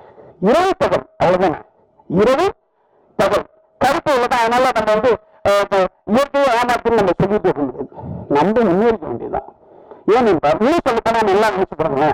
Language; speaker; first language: Tamil; native; Tamil